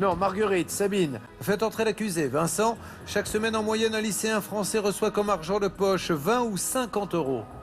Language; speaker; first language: French; native; French